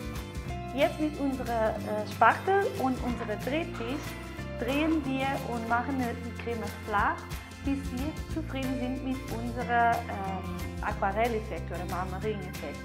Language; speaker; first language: German; non-native, learner; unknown